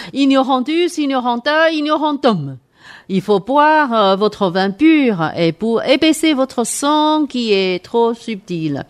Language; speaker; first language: French; non-native, fluent; Chinese